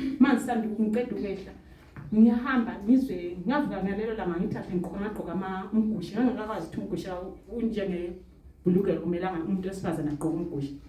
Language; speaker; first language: Zulu; non-native, local second language; Xhosa